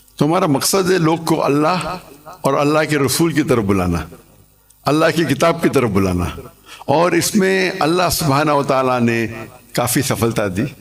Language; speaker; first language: Urdu; non-native, local second language; English